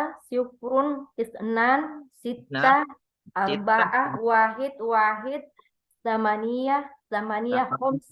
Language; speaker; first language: Arabic; non-native, learner; Indonesian